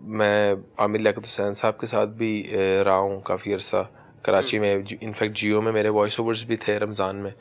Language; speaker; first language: Urdu; early bilingual, heritage; Urdu